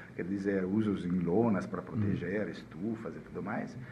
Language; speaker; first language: Portuguese; non-native, fluent; Italian